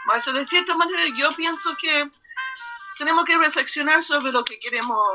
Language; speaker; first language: Spanish; non-native, fluent; English